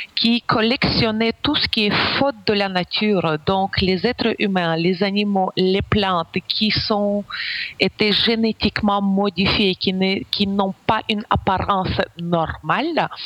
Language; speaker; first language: French; non-native, fluent; Ukrainian